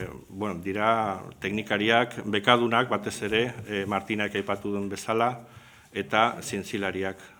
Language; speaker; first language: Basque; non-native, local second language; Spanish